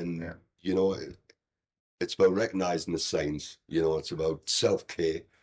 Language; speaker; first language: English; native; English